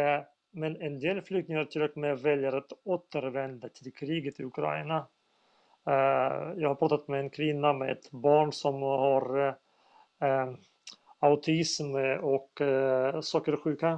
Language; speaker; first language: Swedish; non-native, fluent; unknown